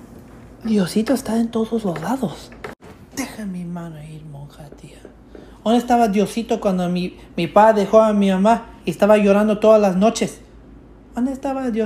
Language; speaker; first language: Spanish; early bilingual, heritage; Spanish